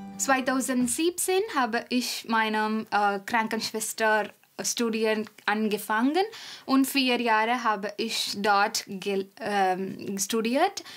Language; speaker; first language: German; non-native, learner; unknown